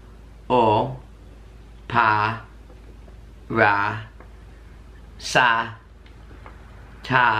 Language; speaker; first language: Filipino; non-native, learner; English